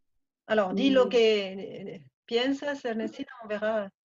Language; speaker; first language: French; non-native, fluent; Spanish